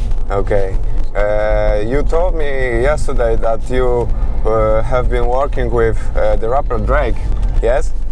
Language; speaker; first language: English; non-native, learner; Polish